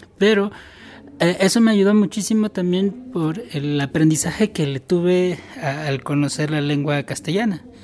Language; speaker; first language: Spanish; non-native, local second language; Tzotzil